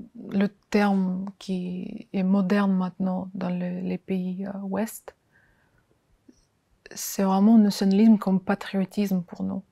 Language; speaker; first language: French; non-native, fluent; Ukrainian